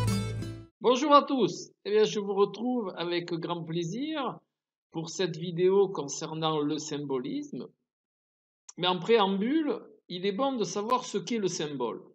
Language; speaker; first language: French; native; French